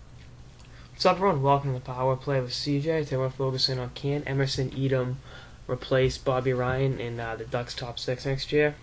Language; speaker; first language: English; native; English